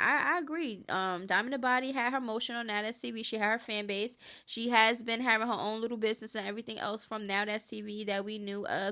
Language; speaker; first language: English; native; English